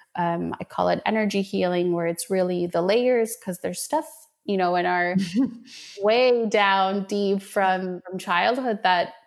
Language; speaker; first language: English; native; English